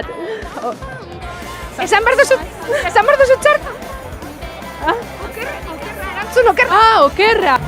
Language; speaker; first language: Basque; native; Basque